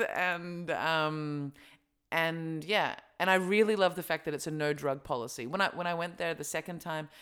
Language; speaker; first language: English; native; English